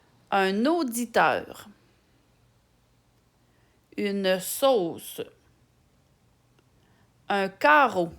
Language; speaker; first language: French; native; French